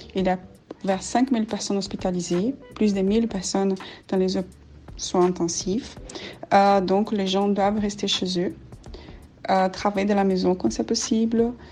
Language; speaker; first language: French; non-native, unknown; Portuguese